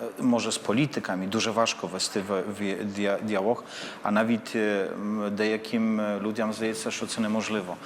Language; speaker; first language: Polish; non-native, learner; Ukrainian